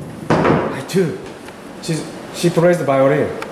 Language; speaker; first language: English; non-native, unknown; Japanese